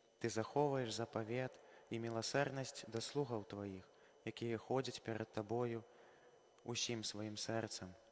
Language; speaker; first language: Belarusian; native; Belarusian